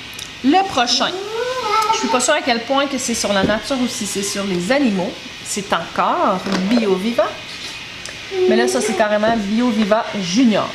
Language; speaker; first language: French; native; French